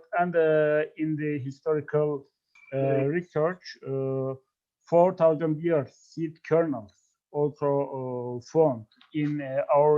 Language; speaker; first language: English; non-native, fluent; Turkish